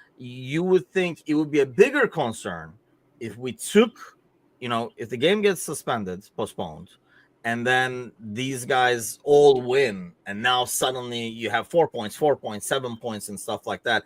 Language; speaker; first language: English; native; English